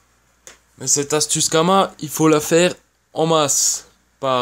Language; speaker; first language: French; native; French